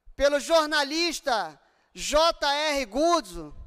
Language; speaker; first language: Portuguese; native; Portuguese